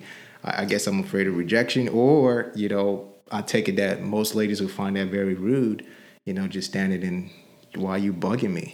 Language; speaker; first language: English; non-native, local second language; Yoruba